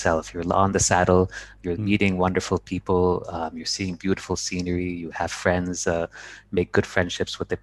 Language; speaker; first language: English; native; English